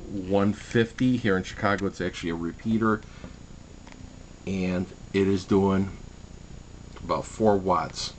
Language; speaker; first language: English; native; English